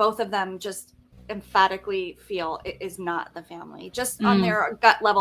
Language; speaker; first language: English; native; English